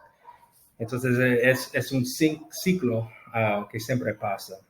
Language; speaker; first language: Spanish; non-native, fluent; English